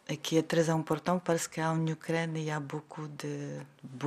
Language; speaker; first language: French; non-native, learner; Ukrainian